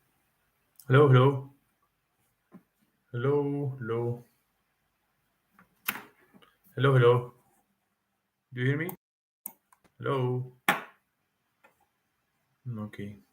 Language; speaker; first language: English; non-native, fluent; Arabic